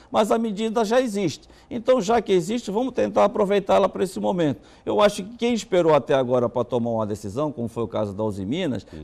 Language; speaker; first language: Portuguese; native; Portuguese